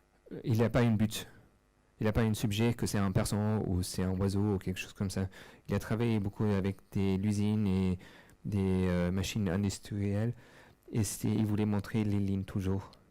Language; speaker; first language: French; non-native, fluent; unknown